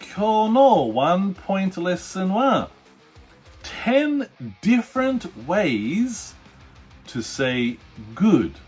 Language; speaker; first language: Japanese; non-native, learner; English